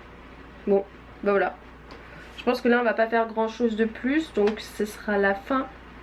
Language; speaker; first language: French; native; French